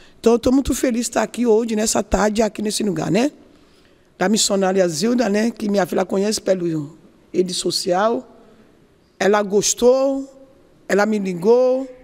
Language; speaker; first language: Portuguese; non-native, learner; Yoruba